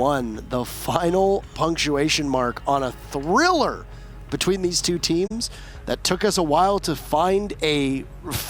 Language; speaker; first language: English; native; English